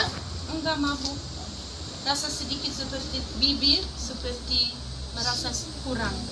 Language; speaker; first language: Indonesian; non-native, learner; Italian